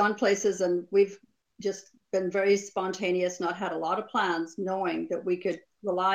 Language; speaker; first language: English; native; English